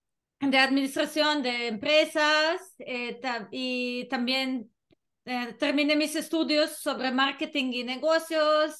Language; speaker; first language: Spanish; non-native, fluent; Serbian